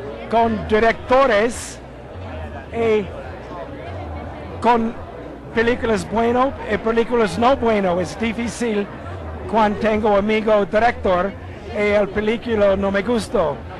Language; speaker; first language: Spanish; non-native, learner; English